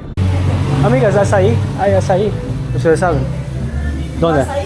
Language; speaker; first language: Spanish; non-native, learner; English